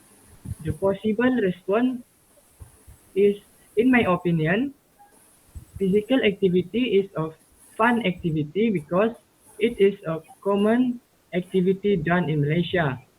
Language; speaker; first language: English; non-native, local second language; Malay